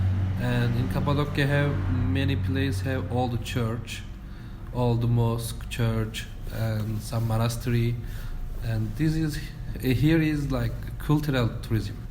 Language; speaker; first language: English; non-native, learner; Turkish